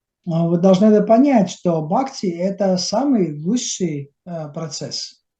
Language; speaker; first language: Russian; native; Russian